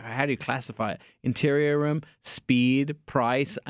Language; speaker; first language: English; native; English